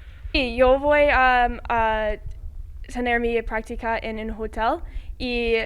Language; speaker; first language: Spanish; non-native, fluent; English